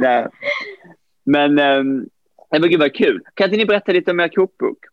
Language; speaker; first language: Swedish; native; Swedish